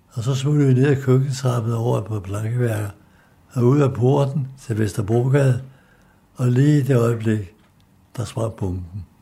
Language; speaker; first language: Danish; native; Danish